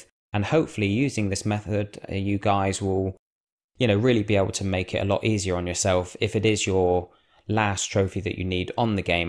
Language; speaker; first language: English; native; English